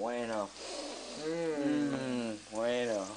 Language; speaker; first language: Spanish; non-native, learner; English